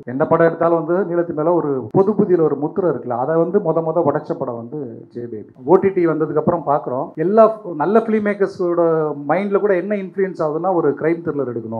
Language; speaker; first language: Tamil; native; Tamil